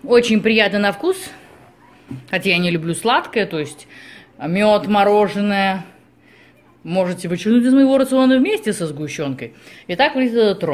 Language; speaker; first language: Russian; native; Russian